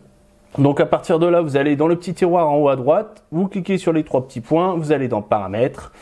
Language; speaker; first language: French; native; French